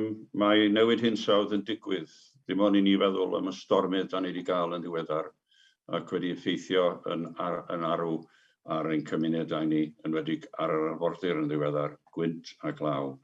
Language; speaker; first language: Welsh; native; Welsh